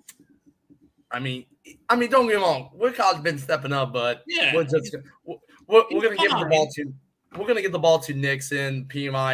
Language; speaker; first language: English; native; English